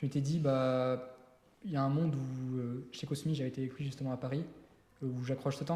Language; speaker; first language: French; native; French